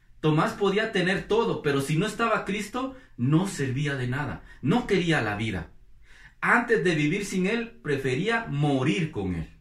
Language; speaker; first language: Spanish; native; Spanish